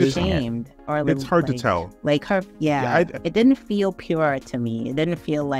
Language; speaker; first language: English; native; English